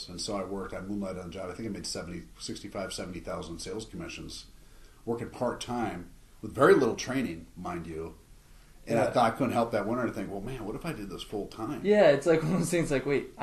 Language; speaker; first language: English; native; English